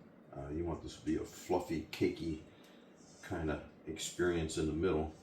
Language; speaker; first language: English; native; English